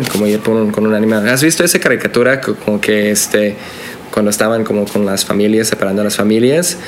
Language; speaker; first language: Spanish; non-native, fluent; English